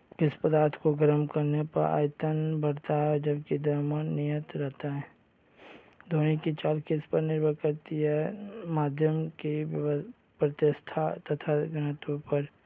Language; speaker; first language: Hindi; native; Hindi